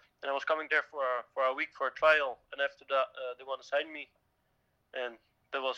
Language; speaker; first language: English; non-native, fluent; Dutch